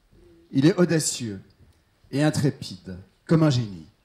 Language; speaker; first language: French; native; French